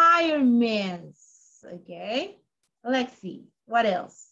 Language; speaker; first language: English; non-native, fluent; Spanish